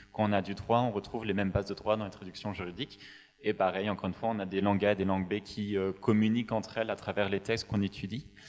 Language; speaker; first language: French; native; French